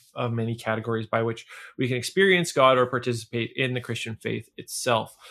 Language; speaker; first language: English; native; English